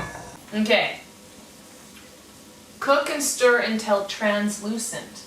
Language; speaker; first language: English; native; English